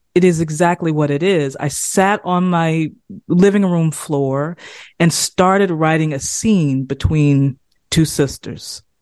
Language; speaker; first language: English; native; English